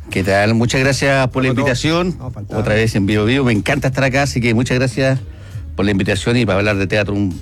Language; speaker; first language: Spanish; native; Spanish